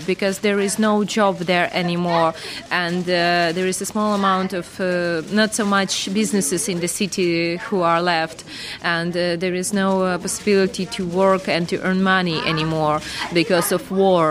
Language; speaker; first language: English; non-native, fluent; Ukrainian